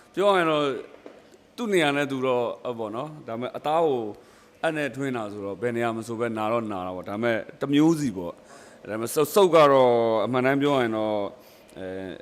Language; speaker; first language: Burmese; native; Burmese